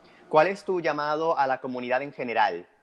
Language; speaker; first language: Spanish; native; Spanish